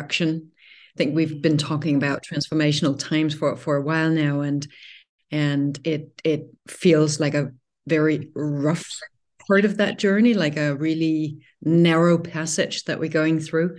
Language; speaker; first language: English; non-native, fluent; Danish